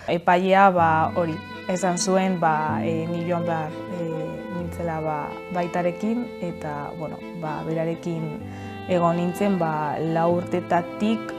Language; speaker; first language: Basque; non-native, local second language; Spanish